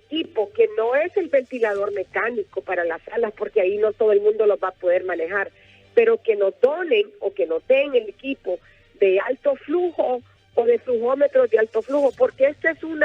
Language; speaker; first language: Spanish; native; Spanish